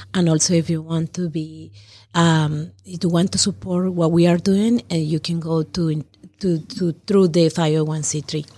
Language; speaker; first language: English; non-native, learner; Spanish